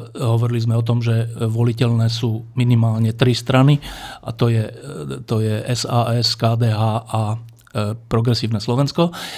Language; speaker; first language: Slovak; native; Slovak